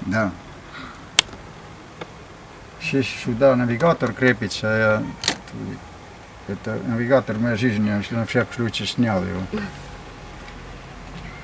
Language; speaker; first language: Russian; non-native, fluent; Estonian